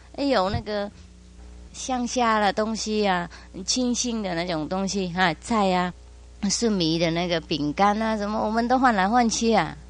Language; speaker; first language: Chinese; non-native, fluent; Vietnamese